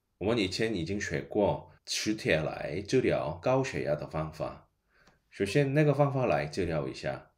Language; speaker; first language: Chinese; non-native, fluent; Korean